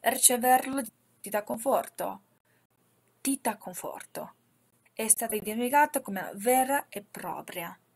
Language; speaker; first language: Italian; non-native, fluent; Chinese